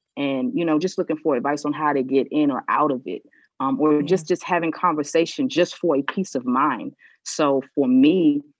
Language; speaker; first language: English; native; English